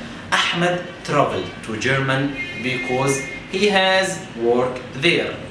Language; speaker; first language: English; non-native, fluent; Arabic